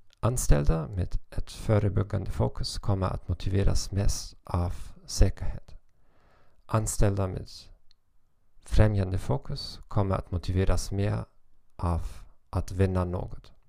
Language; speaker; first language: Swedish; non-native, fluent; German